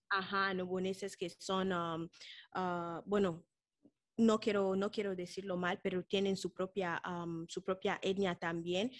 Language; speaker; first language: Spanish; non-native, local second language; Fang